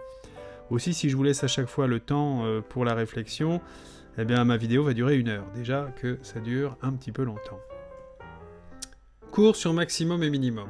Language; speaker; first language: French; native; French